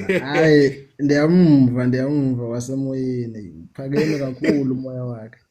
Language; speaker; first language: Zulu; non-native, local second language; Xhosa